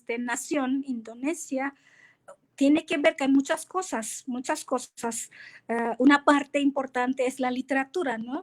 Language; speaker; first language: Spanish; non-native, fluent; Indonesian